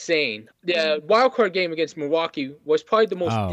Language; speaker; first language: English; native; English